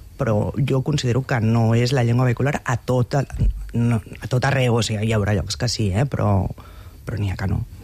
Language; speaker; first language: Catalan; native; Catalan